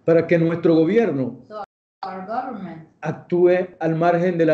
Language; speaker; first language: Spanish; native; Spanish